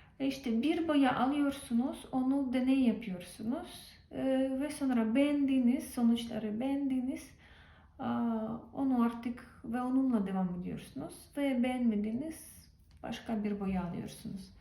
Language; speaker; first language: Turkish; non-native, learner; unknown